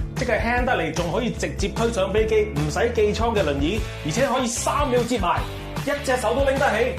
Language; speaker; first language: Cantonese; native; Cantonese